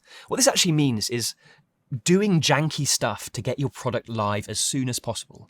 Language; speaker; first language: English; native; English